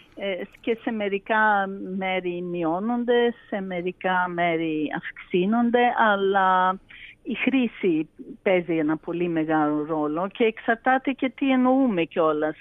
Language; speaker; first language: Greek; early bilingual, heritage; Greek